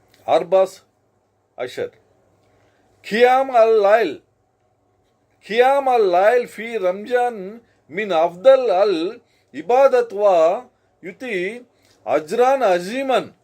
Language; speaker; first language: Arabic; non-native, learner; Telugu